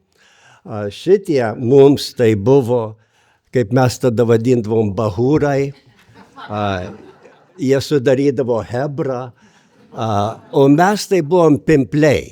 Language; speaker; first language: Lithuanian; native; Lithuanian